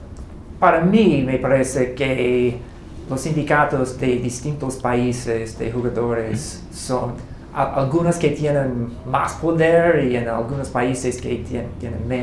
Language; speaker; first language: Spanish; non-native, learner; English